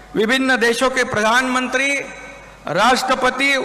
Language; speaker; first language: Hindi; non-native, local second language; Marathi